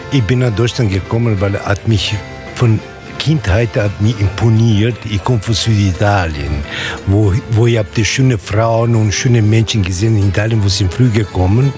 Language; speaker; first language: German; non-native, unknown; Italian